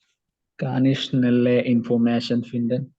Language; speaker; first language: German; non-native, learner; Malayalam